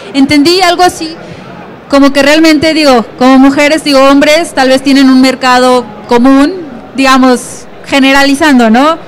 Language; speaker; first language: Spanish; native; Spanish